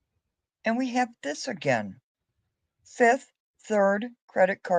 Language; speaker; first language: English; native; English